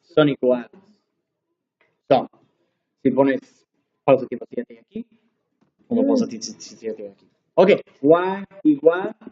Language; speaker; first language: Spanish; non-native, learner; English